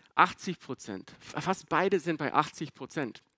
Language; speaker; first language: German; non-native, fluent; English